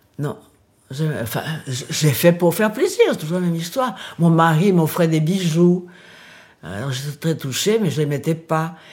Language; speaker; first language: French; early bilingual, other home language; Portuguese